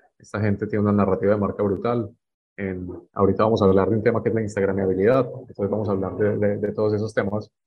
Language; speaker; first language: Spanish; native; Spanish